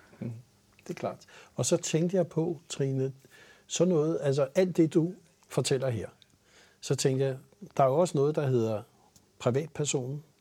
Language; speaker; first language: Danish; native; Danish